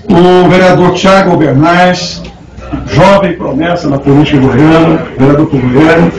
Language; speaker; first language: Portuguese; native; Portuguese